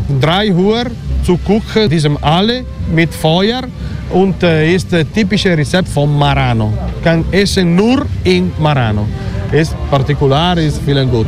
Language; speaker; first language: German; non-native, learner; Italian